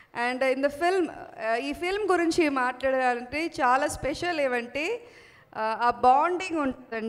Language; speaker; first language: Telugu; non-native, learner; Tamil